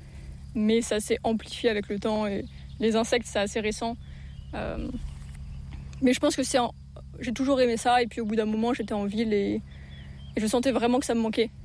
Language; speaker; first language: French; native; French